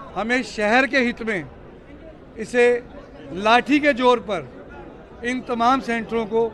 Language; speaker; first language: Hindi; native; Hindi